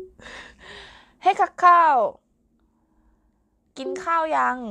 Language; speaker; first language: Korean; non-native, fluent; Thai